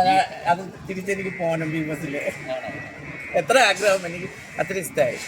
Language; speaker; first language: Malayalam; non-native, learner; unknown